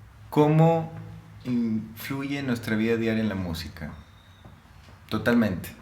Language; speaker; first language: Spanish; native; Spanish